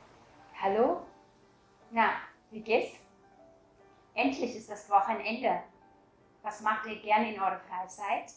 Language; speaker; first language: German; non-native, fluent; Vietnamese